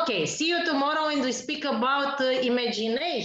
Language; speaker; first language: English; non-native, learner; Romanian